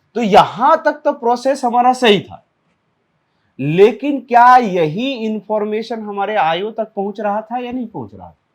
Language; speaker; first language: Hindi; native; Hindi